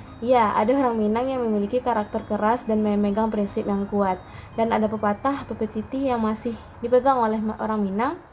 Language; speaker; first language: Indonesian; native; Indonesian